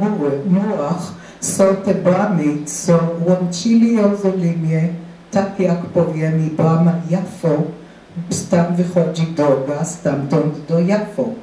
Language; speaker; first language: Polish; non-native, fluent; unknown